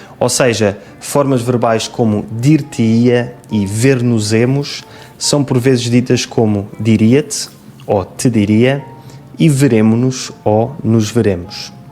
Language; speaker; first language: Portuguese; native; Portuguese